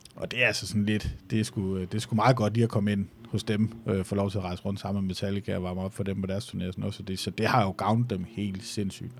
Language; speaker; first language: Danish; native; Danish